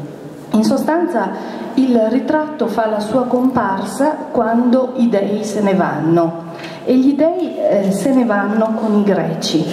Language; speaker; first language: Italian; native; Italian